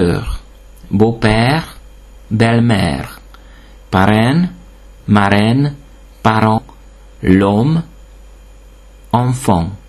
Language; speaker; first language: French; non-native, fluent; Hungarian